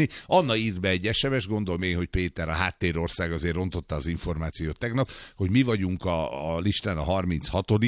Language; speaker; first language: Hungarian; native; Hungarian